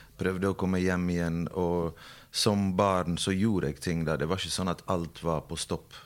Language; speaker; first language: Norwegian; early bilingual, other home language; Bosnian